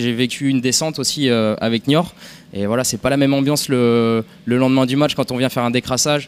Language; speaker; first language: French; native; French